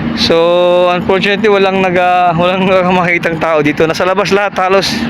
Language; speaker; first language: Filipino; non-native, local second language; Cebuano